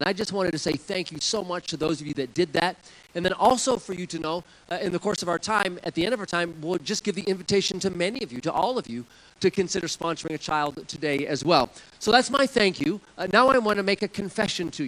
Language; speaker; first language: English; native; English